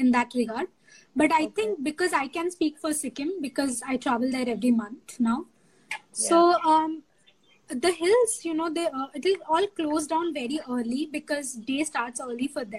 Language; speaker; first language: English; non-native, local second language; Bangla